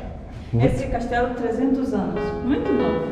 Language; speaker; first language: Portuguese; non-native, learner; English